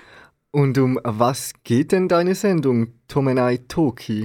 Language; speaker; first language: German; native; German